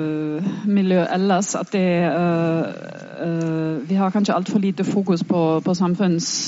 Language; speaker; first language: Norwegian; non-native, fluent; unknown